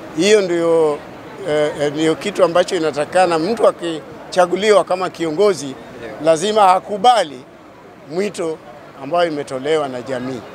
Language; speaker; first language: Swahili; non-native, local second language; Luo (Kenya and Tanzania)